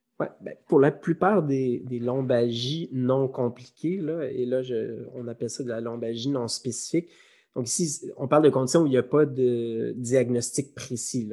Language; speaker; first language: French; native; French